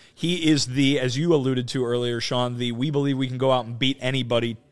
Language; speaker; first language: English; native; English